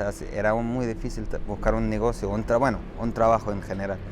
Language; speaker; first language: Spanish; non-native, fluent; Arabic